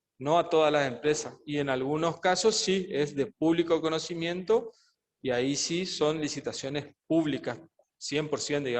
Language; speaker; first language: Spanish; native; Spanish